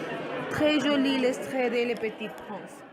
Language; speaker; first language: French; non-native, learner; Spanish